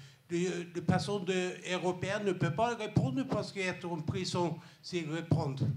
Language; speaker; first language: French; non-native, learner; Swedish